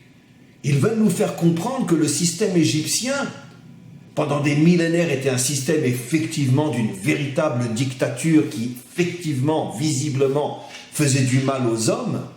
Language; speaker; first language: French; native; French